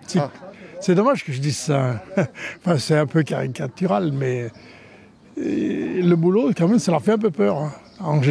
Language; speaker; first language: French; native; French